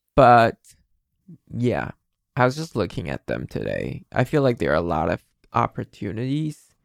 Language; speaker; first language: English; non-native, fluent; Chinese